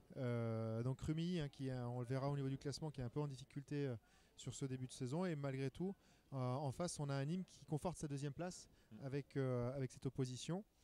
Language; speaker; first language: French; native; French